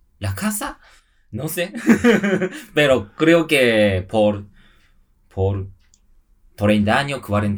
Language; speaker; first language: Spanish; non-native, learner; Japanese